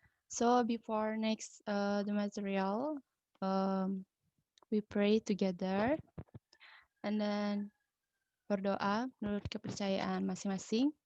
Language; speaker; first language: English; non-native, learner; Indonesian